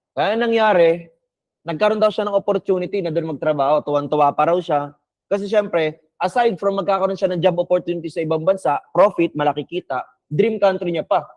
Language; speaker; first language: Filipino; non-native, local second language; Bikol